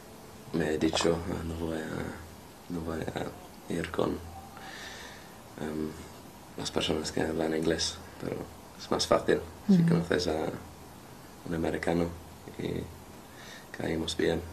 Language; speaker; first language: Spanish; non-native, fluent; English